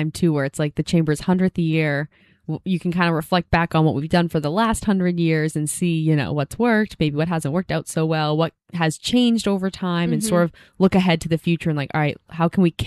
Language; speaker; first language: English; native; English